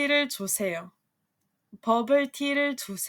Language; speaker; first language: Korean; non-native, fluent; Serbian